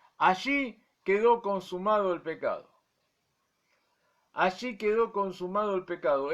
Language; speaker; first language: Spanish; native; Spanish